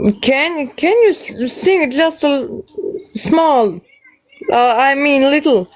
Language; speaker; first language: English; non-native, learner; Bosnian